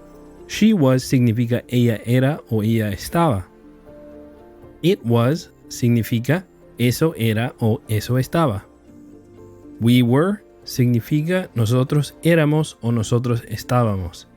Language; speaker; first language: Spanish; non-native, fluent; English